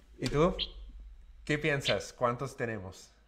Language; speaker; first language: Spanish; non-native, learner; English